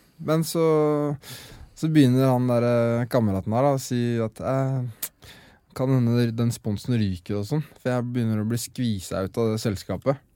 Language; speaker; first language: Norwegian; native; Norwegian